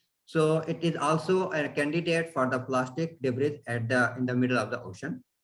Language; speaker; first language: English; non-native, fluent; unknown